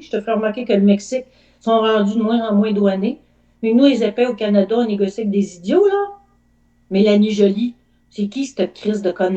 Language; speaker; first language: French; native; French